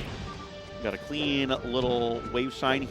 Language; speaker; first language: English; native; English